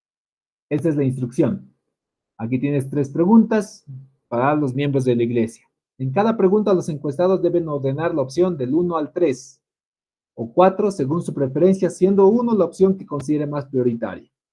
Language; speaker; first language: Spanish; native; Spanish